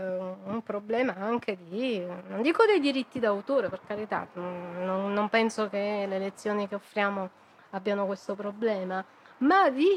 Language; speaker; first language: Italian; native; Italian